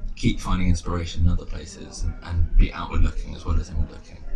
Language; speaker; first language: English; native; English